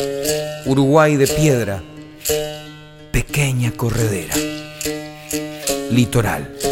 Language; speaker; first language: Spanish; native; Spanish